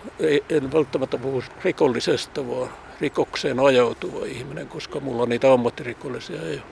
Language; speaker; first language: Finnish; native; Finnish